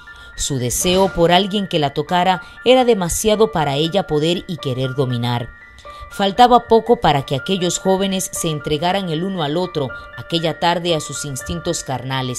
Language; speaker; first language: Spanish; native; Spanish